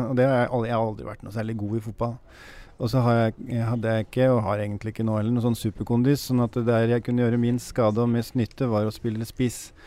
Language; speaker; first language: Norwegian; native; Norwegian